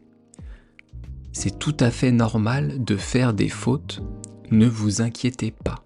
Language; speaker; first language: French; native; French